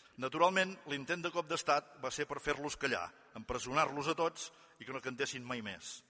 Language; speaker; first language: Catalan; native; Catalan